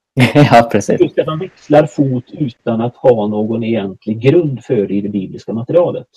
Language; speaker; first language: Swedish; native; Swedish